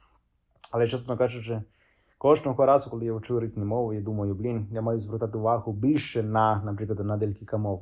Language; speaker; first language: Ukrainian; non-native, fluent; Italian